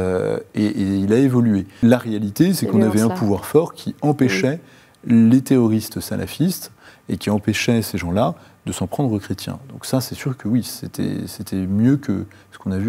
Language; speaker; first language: French; native; French